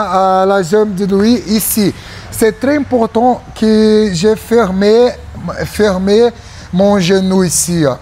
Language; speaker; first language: French; non-native, learner; Portuguese